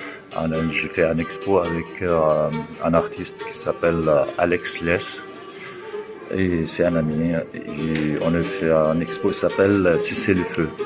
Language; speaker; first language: French; non-native, fluent; Arabic